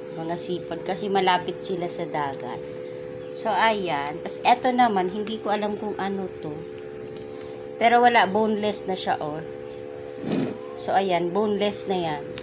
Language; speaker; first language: Filipino; non-native, local second language; Bikol